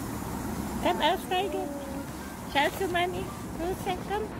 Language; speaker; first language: German; non-native, learner; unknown